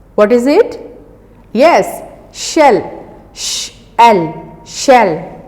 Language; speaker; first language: English; non-native, local second language; Urdu